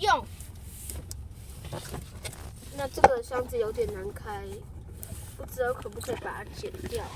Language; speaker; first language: Chinese; native; Chinese